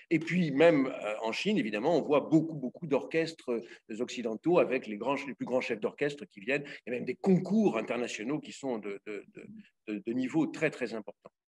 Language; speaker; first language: French; native; French